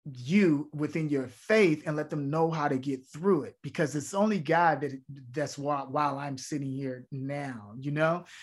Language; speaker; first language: English; native; English